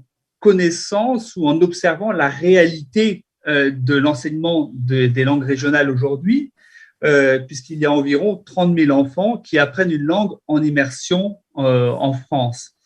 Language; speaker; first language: French; native; French